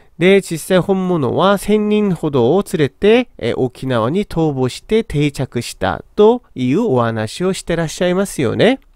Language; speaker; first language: Japanese; non-native, fluent; Korean